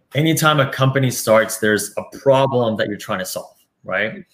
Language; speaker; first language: English; early bilingual, other home language; Spanish